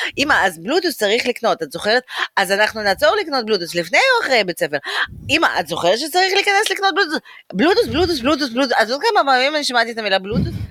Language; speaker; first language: Hebrew; early bilingual, other home language; Russian